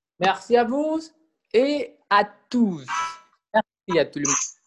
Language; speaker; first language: French; non-native, learner; Spanish